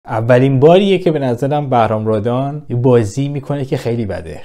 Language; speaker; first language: Persian; native; Persian